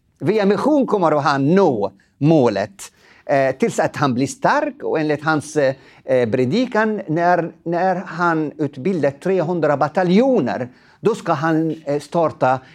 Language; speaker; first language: Swedish; non-native, fluent; Arabic